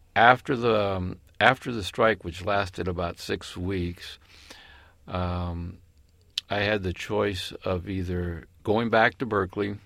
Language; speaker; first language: English; early bilingual, other home language; Spanish